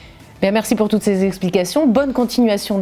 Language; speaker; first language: French; native; French